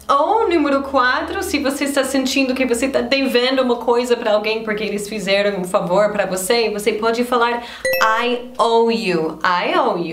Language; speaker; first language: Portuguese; non-native, fluent; English